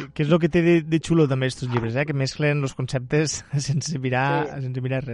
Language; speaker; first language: Catalan; native; Catalan